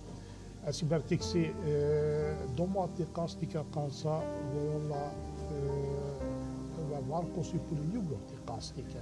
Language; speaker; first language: Finnish; non-native, learner; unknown